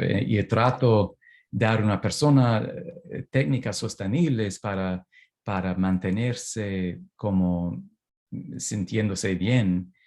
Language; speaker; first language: Spanish; non-native, fluent; English